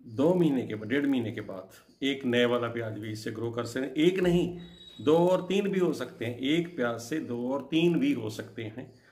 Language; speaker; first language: Hindi; non-native, local second language; Punjabi